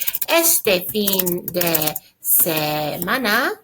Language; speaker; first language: Spanish; non-native, fluent; English